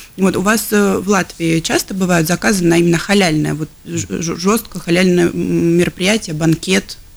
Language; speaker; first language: Russian; native; Russian